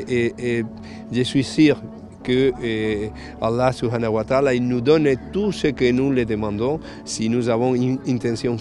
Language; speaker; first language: French; non-native, fluent; Spanish